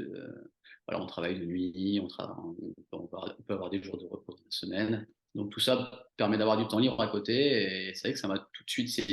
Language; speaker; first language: French; native; French